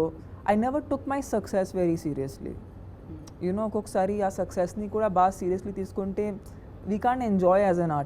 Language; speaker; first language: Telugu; non-native, local second language; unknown